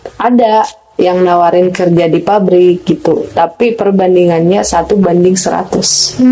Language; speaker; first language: Indonesian; non-native, local second language; Batak Toba